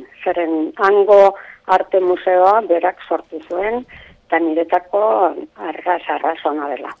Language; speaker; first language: Basque; non-native, local second language; Spanish